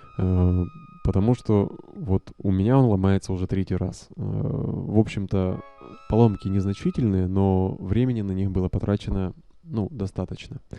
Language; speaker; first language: Russian; native; Russian